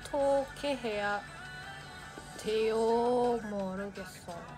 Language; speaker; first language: Korean; non-native, learner; Indonesian